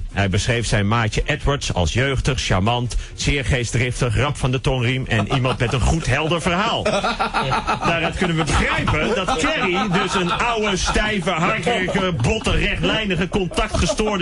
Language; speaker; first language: Dutch; native; Dutch